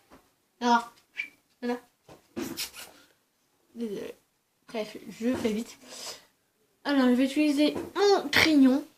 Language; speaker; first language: French; early bilingual, other home language; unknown